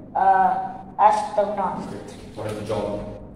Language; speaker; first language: English; non-native, learner; Vietnamese